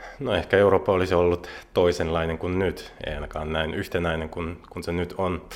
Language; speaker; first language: Finnish; non-native, fluent; Russian